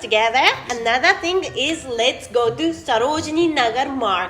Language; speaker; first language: English; non-native, fluent; Japanese